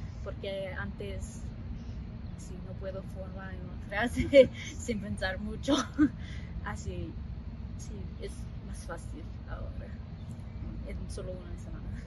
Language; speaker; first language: Spanish; non-native, learner; English